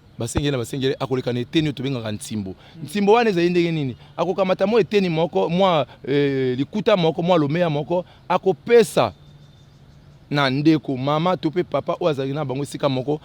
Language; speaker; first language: Lingala; non-native, local second language; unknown